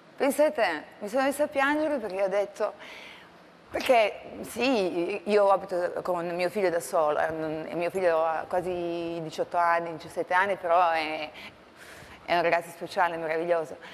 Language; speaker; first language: Italian; non-native, fluent; Croatian